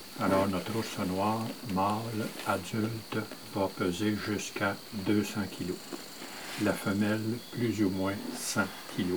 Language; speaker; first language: French; native; French